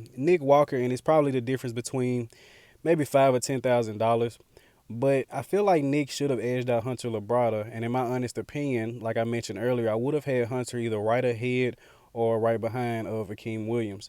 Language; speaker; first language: English; native; English